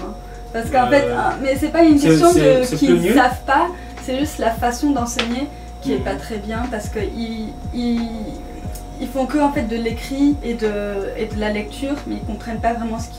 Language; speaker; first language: French; native; French